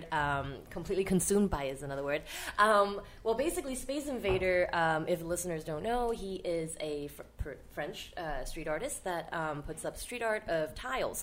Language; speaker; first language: English; non-native, local second language; Cantonese